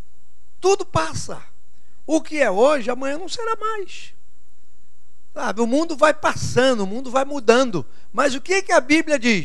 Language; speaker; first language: Portuguese; native; Portuguese